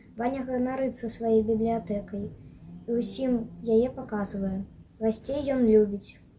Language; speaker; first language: Belarusian; native; Belarusian